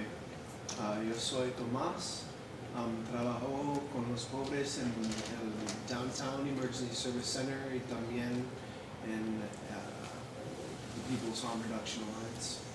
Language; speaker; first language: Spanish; non-native, learner; English